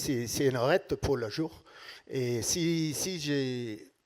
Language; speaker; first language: French; non-native, learner; English